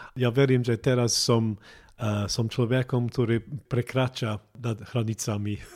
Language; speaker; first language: Slovak; non-native, learner; English